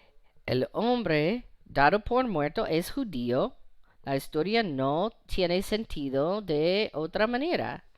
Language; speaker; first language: Spanish; non-native, fluent; English